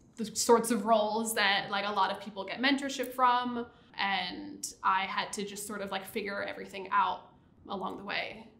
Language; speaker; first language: English; native; English